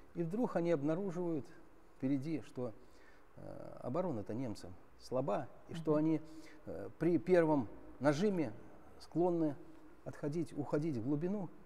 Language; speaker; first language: Russian; native; Russian